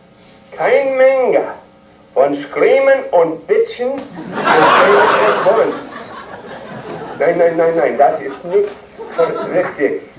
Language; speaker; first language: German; non-native, learner; English